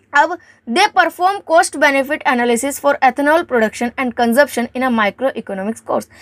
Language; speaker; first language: Hindi; native; Hindi